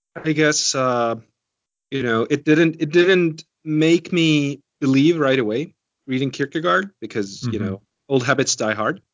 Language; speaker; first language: English; non-native, fluent; Estonian